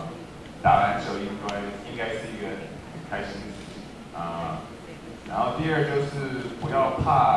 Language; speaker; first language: Chinese; early bilingual, heritage; English